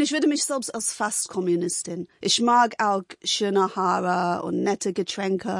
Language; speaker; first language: German; non-native, fluent; English